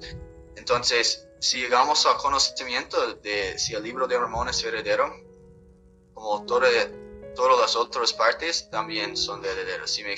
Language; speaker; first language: Spanish; non-native, fluent; English